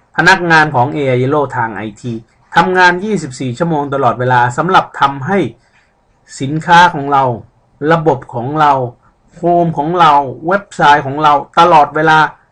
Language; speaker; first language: Thai; early bilingual, other home language; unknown